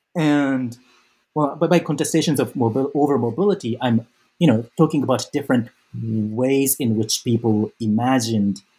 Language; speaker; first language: English; non-native, fluent; Japanese